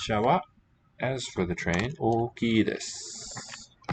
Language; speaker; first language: Japanese; non-native, learner; English